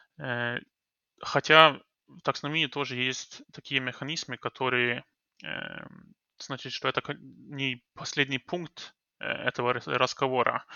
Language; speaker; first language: Russian; non-native, fluent; Norwegian